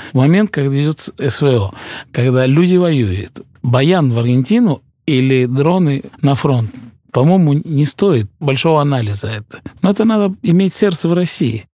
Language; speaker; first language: Russian; early bilingual, heritage; Russian